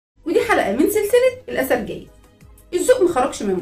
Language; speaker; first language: Arabic; native; Arabic